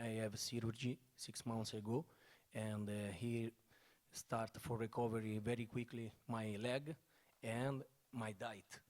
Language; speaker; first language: English; non-native, learner; Italian